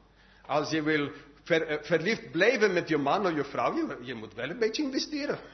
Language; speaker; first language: Dutch; non-native, fluent; English